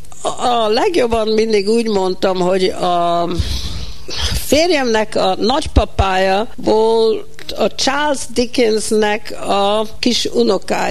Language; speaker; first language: Hungarian; early bilingual, heritage; Hungarian